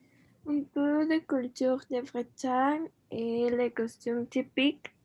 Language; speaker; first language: French; non-native, learner; Spanish